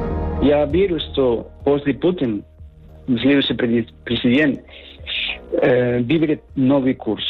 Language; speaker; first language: Russian; non-native, learner; Spanish